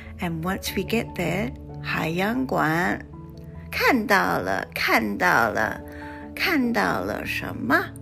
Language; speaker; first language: Chinese; non-native, fluent; English